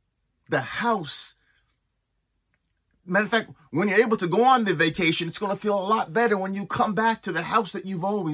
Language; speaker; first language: English; native; English